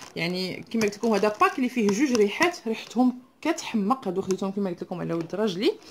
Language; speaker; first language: Arabic; non-native, local second language; Tachelhit